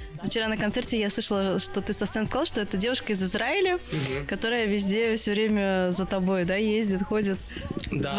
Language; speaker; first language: Russian; native; Russian